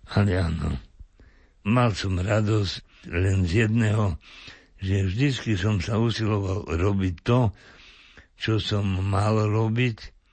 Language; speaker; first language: Slovak; native; Slovak